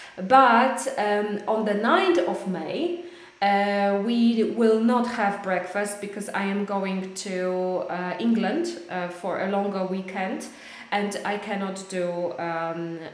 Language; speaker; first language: English; non-native, fluent; Polish